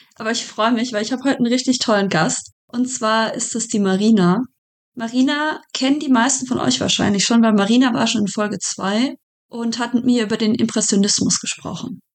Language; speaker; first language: German; native; German